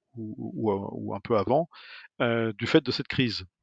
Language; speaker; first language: French; native; French